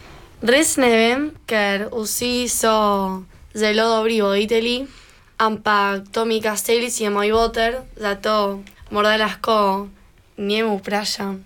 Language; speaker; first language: Slovenian; early bilingual, heritage; Slovenian